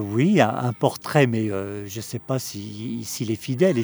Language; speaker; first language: French; early bilingual, other home language; Kabyle